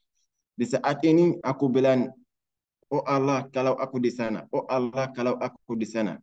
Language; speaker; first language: Indonesian; non-native, learner; Arabic